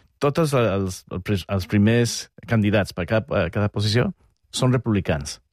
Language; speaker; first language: Catalan; non-native, fluent; English